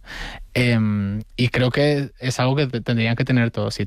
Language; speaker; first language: Spanish; native; Spanish